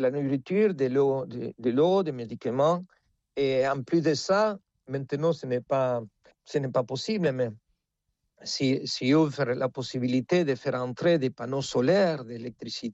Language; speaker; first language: French; non-native, fluent; Spanish